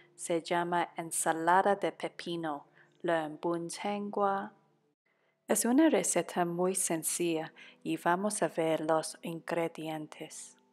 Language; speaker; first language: Spanish; non-native, fluent; Cantonese